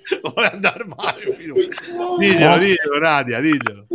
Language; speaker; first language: Italian; native; Italian